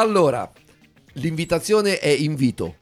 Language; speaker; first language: Italian; native; Italian